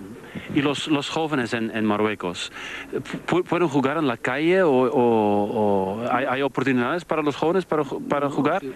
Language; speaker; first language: Spanish; non-native, learner; Dutch